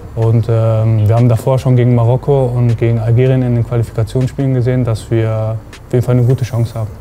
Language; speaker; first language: German; native; German